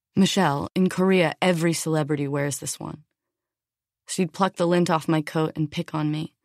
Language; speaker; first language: English; native; English